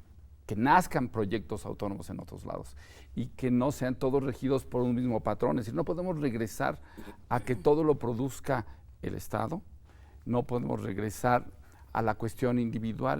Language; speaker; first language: Spanish; native; Spanish